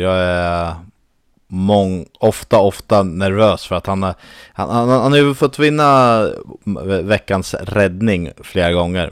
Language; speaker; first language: Swedish; native; Swedish